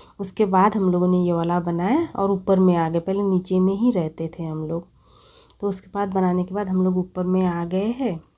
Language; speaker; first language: Hindi; non-native, local second language; Bangla